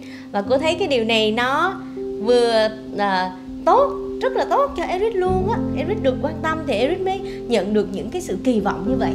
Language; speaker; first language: Vietnamese; native; Vietnamese